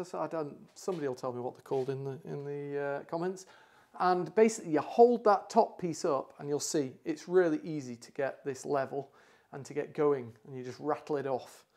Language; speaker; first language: English; native; English